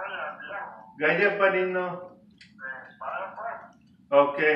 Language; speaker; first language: Spanish; early bilingual, heritage; English